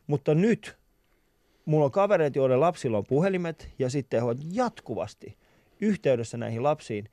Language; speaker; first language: Finnish; early bilingual, other home language; Persian